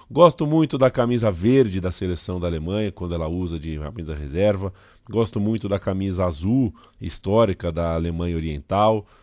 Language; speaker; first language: Portuguese; native; Portuguese